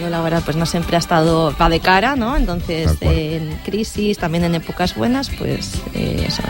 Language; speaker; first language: Spanish; native; Spanish